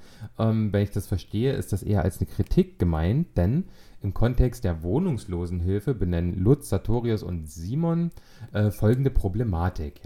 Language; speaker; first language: German; native; German